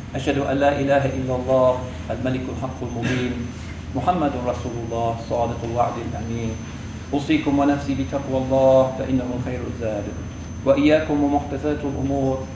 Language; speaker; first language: Arabic; non-native, fluent; English